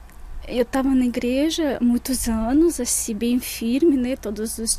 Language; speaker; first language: Portuguese; non-native, fluent; Russian